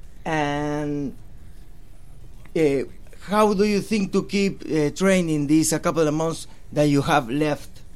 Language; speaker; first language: English; non-native, learner; Spanish